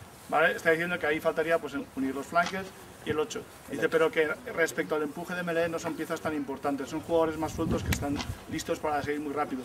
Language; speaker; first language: Spanish; native; Spanish